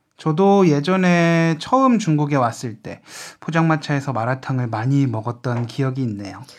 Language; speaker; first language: Korean; native; Korean